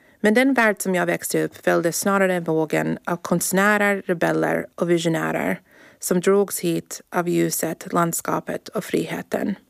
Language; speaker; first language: Swedish; early bilingual, heritage; English